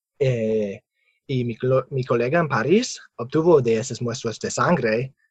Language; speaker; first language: Spanish; non-native, fluent; English